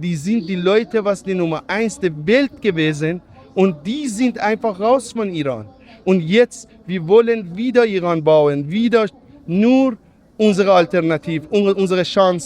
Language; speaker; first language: German; non-native, learner; Persian